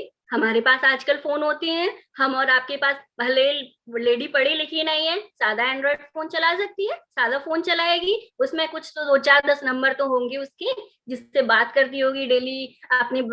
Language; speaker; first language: Hindi; native; Hindi